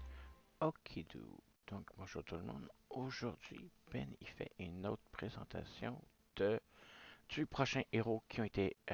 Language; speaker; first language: French; native; French